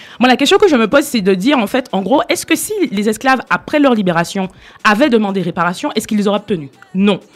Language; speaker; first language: French; native; French